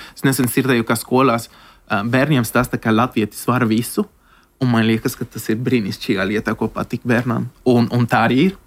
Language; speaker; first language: Latvian; non-native, fluent; Spanish